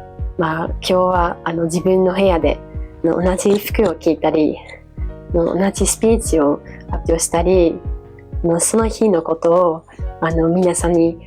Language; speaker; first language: Japanese; non-native, fluent; Dutch